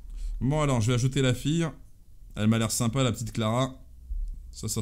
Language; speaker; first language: French; native; French